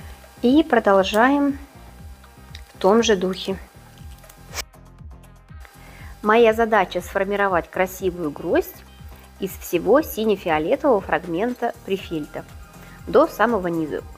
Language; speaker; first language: Russian; native; Russian